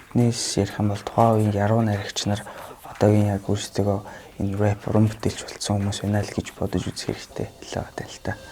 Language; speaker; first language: Mongolian; non-native, fluent; Russian